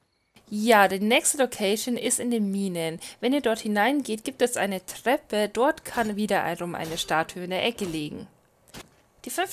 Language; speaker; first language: German; native; German